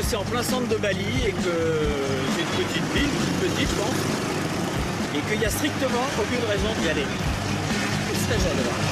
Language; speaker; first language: French; native; French